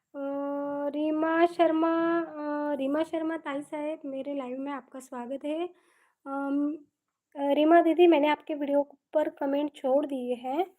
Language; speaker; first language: Hindi; non-native, local second language; Marathi